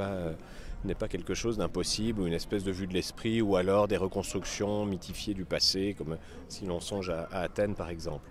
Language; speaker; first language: French; native; French